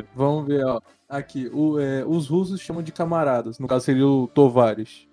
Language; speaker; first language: Portuguese; native; Portuguese